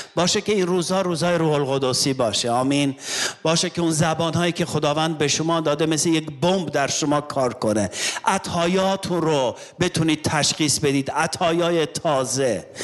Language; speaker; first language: Persian; non-native, local second language; Armenian